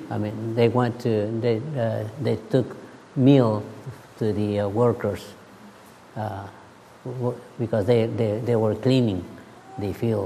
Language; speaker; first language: English; non-native, learner; Spanish